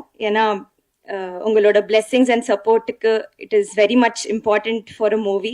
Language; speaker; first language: Tamil; non-native, learner; Telugu